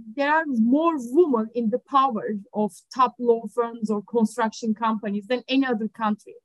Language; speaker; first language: English; non-native, fluent; Turkish